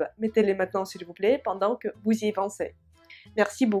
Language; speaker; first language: French; non-native, fluent; Russian